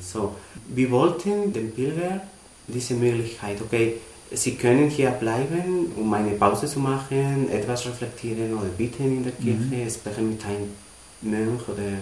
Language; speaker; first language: German; non-native, learner; Spanish